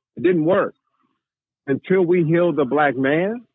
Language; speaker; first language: English; native; English